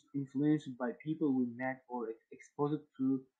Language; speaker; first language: English; non-native, fluent; Uzbek